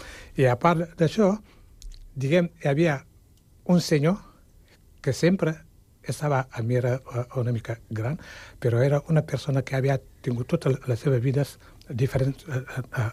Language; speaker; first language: Catalan; non-native, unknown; Wolof